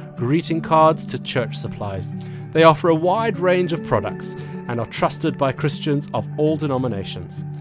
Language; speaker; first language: English; native; English